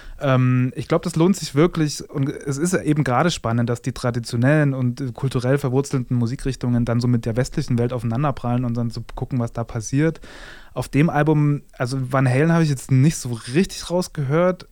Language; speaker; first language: German; native; German